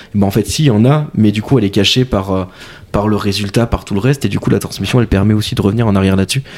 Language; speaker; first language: French; native; French